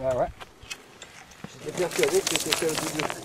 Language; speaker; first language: French; native; French